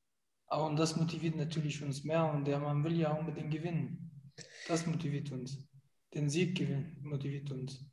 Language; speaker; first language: German; non-native, fluent; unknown